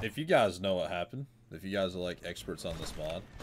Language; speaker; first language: English; native; English